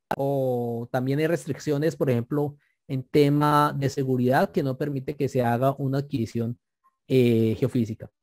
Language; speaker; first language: Spanish; native; Spanish